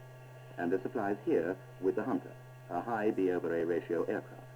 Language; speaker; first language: English; native; English